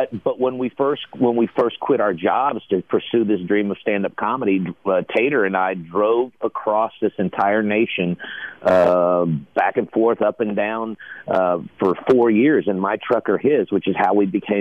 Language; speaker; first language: English; native; English